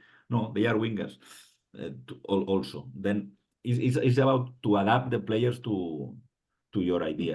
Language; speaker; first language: English; non-native, fluent; Spanish